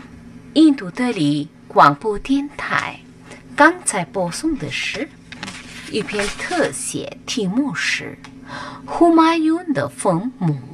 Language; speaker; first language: Chinese; non-native, learner; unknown